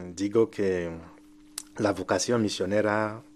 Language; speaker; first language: Spanish; non-native, learner; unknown